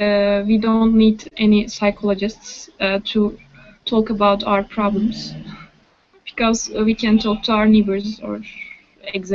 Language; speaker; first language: English; non-native, learner; Turkish